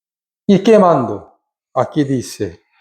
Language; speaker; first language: Spanish; non-native, learner; Korean